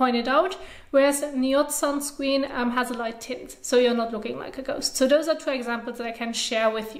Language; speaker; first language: English; non-native, fluent; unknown